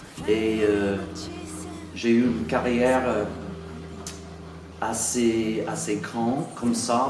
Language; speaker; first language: French; non-native, fluent; English